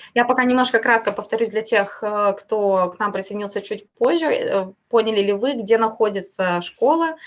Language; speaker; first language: Russian; native; Russian